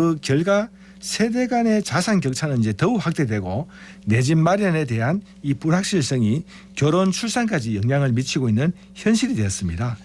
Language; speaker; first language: Korean; native; Korean